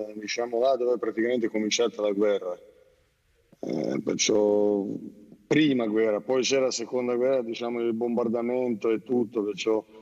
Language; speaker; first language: Italian; non-native, fluent; Serbian